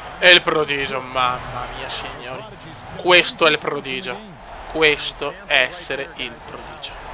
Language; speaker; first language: Italian; native; Italian